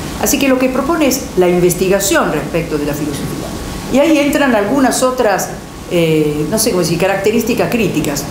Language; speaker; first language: Spanish; non-native, fluent; Italian